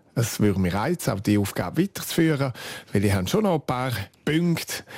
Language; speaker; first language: German; non-native, fluent; Romansh